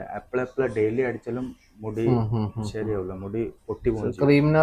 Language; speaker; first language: Malayalam; non-native, local second language; Punjabi